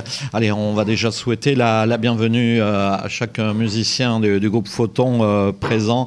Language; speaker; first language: French; native; French